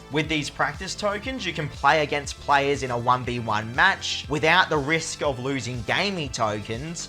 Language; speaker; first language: English; native; English